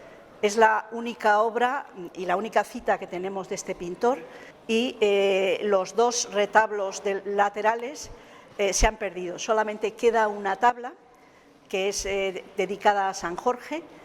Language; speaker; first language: Spanish; native; Spanish